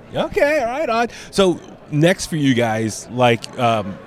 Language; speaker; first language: English; native; English